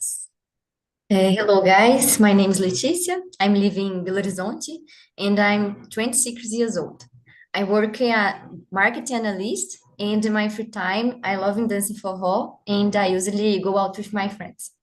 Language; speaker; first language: English; non-native, learner; Portuguese